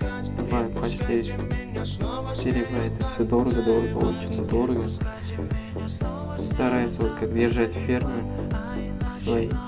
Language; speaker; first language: Russian; non-native, fluent; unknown